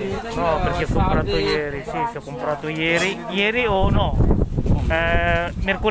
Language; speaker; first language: Italian; non-native, learner; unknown